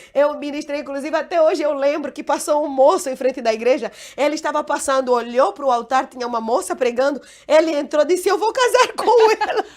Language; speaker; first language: Portuguese; non-native, local second language; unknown